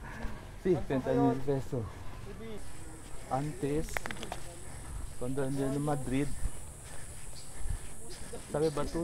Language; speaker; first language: Spanish; non-native, learner; Chavacano